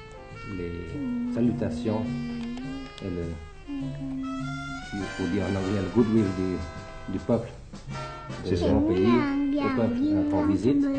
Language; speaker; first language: French; early bilingual, other home language; Thai